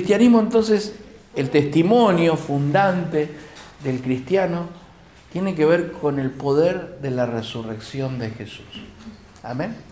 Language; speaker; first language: Spanish; native; Spanish